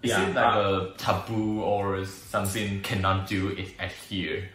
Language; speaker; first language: English; non-native, learner; Chinese